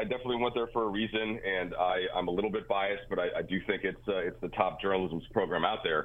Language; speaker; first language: English; native; English